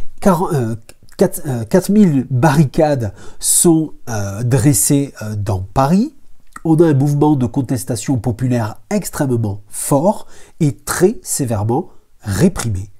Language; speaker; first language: French; native; French